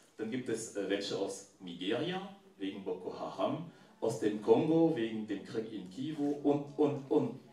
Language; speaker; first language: German; non-native, fluent; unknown